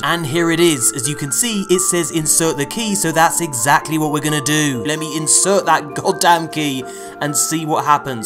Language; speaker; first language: English; native; English